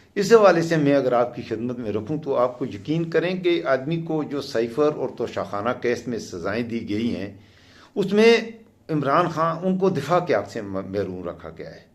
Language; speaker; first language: Urdu; non-native, local second language; Pashto